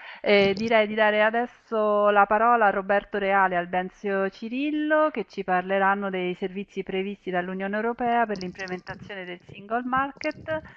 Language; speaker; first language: Italian; native; Italian